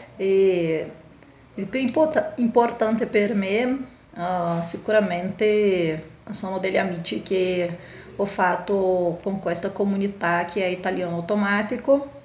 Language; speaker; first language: Italian; non-native, learner; Portuguese